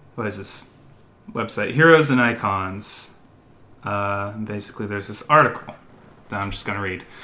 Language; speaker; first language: English; native; English